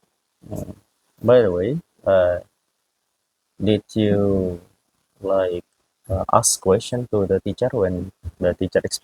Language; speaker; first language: English; non-native, fluent; Indonesian